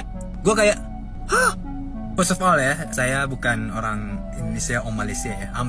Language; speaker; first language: Indonesian; non-native, fluent; Thai